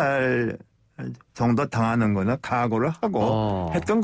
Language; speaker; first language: Korean; native; Korean